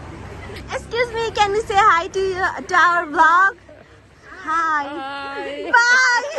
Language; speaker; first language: English; non-native, learner; Nepali